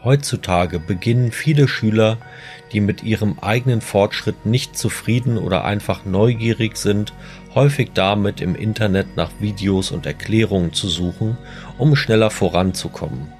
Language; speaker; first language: German; native; German